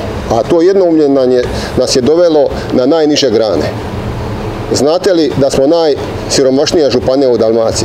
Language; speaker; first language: Serbian; native; Serbian